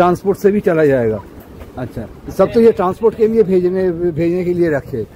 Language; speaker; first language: Hindi; non-native, local second language; Bangla